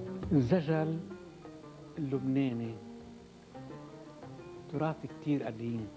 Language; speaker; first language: Arabic; native; Arabic